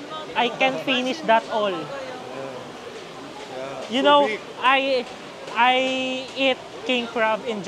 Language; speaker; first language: English; non-native, learner; Filipino